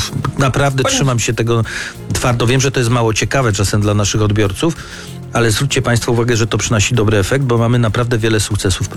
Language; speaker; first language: Polish; native; Polish